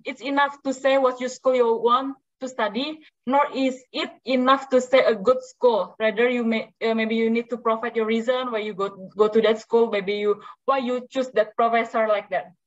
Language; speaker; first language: English; non-native, learner; Indonesian